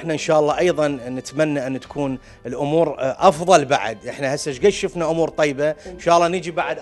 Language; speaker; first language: Arabic; native; Arabic